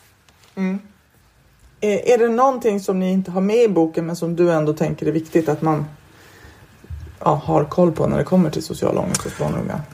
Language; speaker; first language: Swedish; native; Swedish